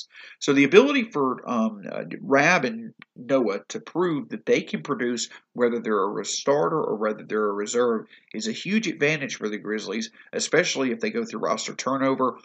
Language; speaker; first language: English; native; English